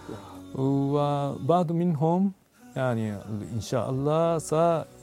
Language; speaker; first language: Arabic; non-native, fluent; Japanese